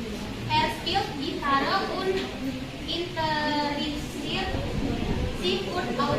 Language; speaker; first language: German; non-native, learner; Indonesian